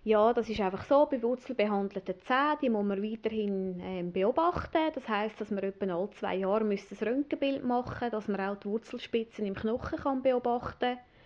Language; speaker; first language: German; native; German